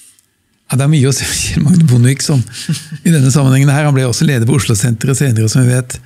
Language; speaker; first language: Norwegian; native; Norwegian